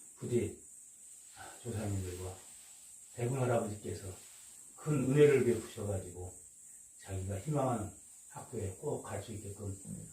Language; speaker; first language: Korean; native; Korean